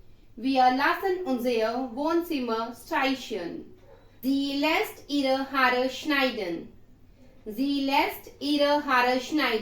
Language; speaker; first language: German; non-native, fluent; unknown